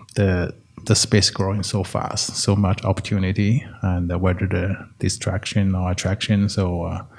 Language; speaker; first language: English; non-native, learner; Chinese